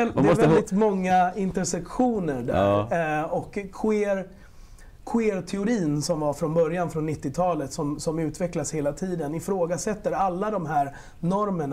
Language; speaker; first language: Swedish; early bilingual, other home language; Spanish